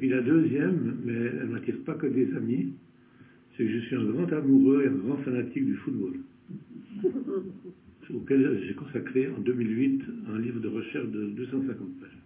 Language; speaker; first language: French; native; French